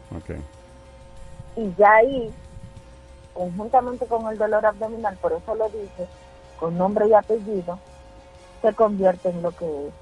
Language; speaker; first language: Spanish; native; Spanish